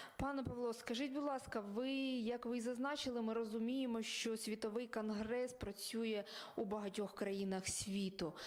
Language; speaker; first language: Ukrainian; native; Ukrainian